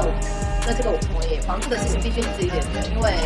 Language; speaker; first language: Chinese; native; Chinese